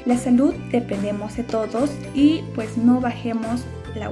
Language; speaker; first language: Spanish; native; Spanish